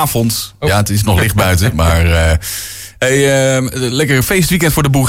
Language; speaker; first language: Dutch; native; Dutch